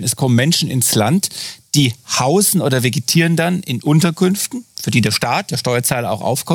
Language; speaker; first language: German; native; German